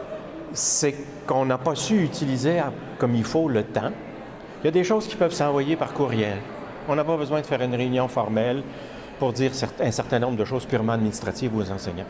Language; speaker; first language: French; native; French